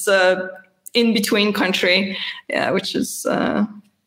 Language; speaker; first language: English; non-native, fluent; Polish